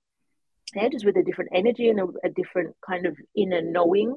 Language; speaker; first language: English; native; English